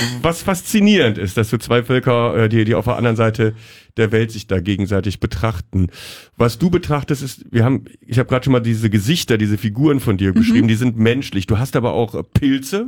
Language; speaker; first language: German; native; German